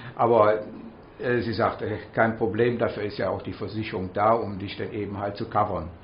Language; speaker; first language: German; native; German